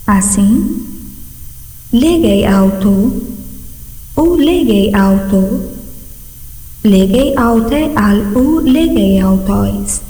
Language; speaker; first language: Greek; non-native, fluent; Portuguese